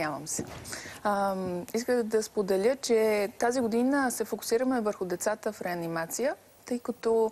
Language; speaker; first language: Bulgarian; native; Bulgarian